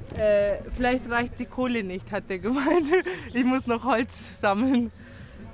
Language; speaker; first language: German; native; German